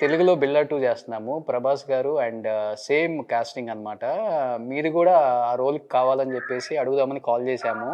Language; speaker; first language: Telugu; native; Telugu